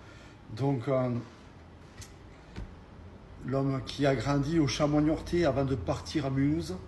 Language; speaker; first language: French; native; French